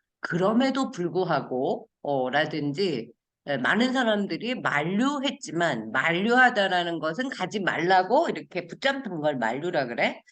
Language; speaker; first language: Korean; native; Korean